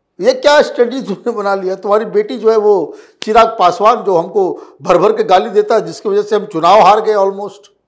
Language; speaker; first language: Hindi; native; Hindi